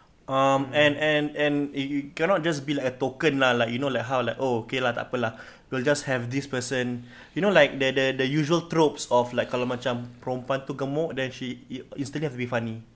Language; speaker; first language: English; non-native, local second language; Malay